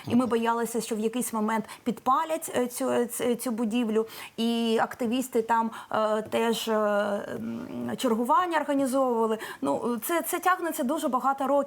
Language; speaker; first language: Ukrainian; native; Ukrainian